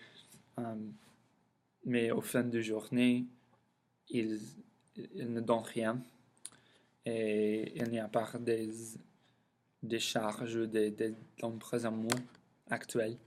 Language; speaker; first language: French; non-native, learner; English